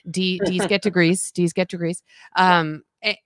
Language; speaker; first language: English; native; English